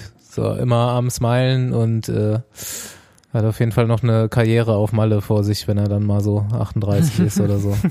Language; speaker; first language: German; native; German